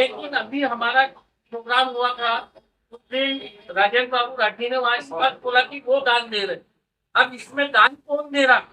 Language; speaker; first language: Hindi; non-native, local second language; Marathi